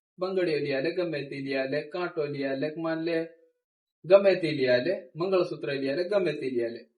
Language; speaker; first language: Gujarati; non-native, local second language; Bhili